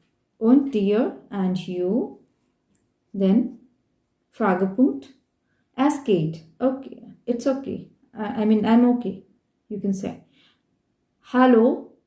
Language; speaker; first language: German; non-native, fluent; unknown